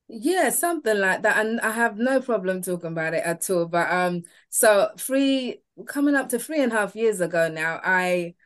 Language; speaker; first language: English; early bilingual, other home language; Yoruba